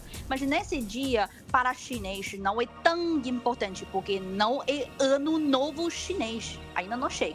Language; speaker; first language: Portuguese; non-native, learner; Chinese